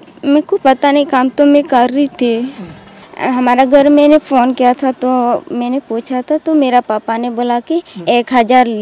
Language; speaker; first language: Hindi; non-native, local second language; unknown